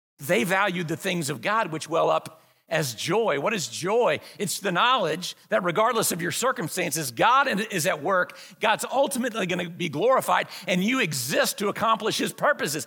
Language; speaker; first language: English; native; English